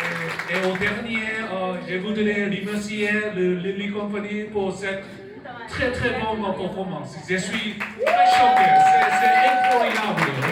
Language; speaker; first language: French; non-native, learner; Korean